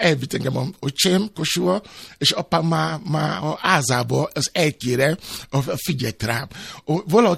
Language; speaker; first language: Hungarian; non-native, learner; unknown